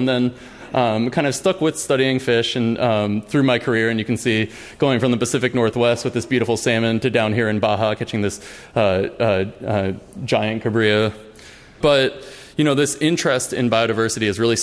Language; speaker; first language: English; native; English